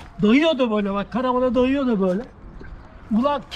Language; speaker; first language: Turkish; native; Turkish